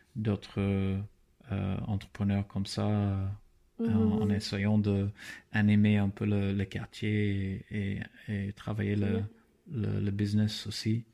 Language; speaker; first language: French; non-native, fluent; English